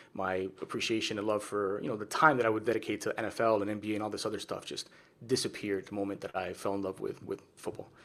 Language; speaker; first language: English; early bilingual, other home language; Spanish